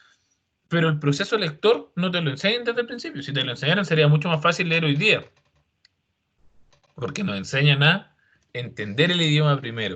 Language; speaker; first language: Spanish; native; Spanish